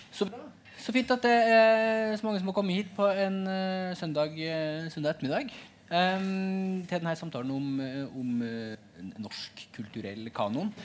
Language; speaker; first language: Norwegian; native; Norwegian